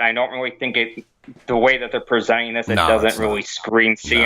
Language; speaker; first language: English; native; English